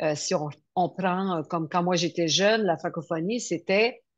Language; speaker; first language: French; native; French